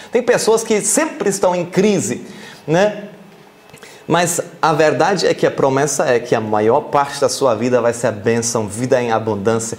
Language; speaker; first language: Portuguese; non-native, fluent; German